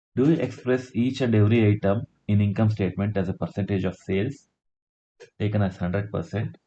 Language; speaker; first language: English; non-native, local second language; Kannada